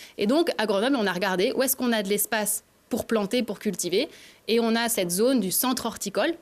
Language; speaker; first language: French; native; French